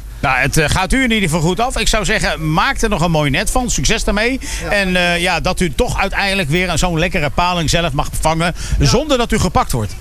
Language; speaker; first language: Dutch; native; Dutch